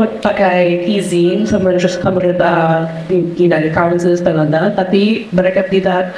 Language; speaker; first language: Indonesian; non-native, fluent; English